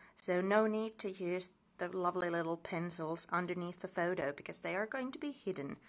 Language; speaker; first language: English; non-native, fluent; Finnish